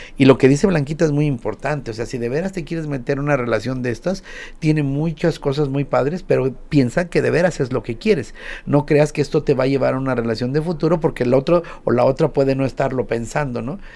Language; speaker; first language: Spanish; native; Spanish